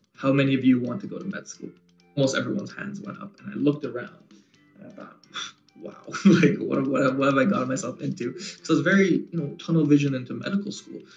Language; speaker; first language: English; native; English